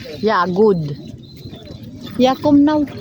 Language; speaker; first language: German; non-native, learner; Cebuano